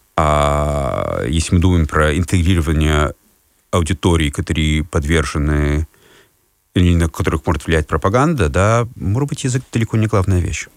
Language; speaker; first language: Russian; non-native, fluent; Lithuanian